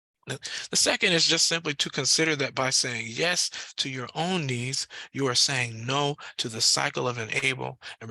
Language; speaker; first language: English; native; English